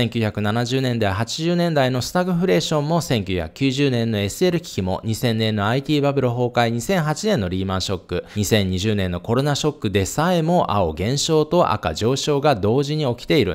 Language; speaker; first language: Japanese; native; Japanese